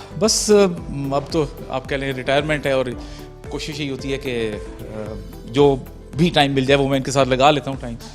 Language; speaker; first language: Urdu; non-native, local second language; Pahari-Potwari